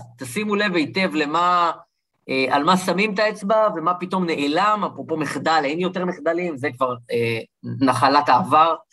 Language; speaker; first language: Hebrew; early bilingual, other home language; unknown